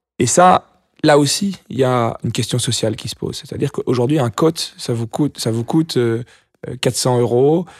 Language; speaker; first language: French; native; French